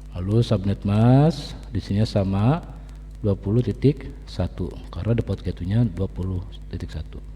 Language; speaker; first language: Indonesian; native; Indonesian